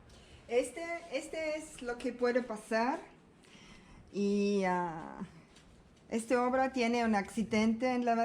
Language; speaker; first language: Spanish; non-native, learner; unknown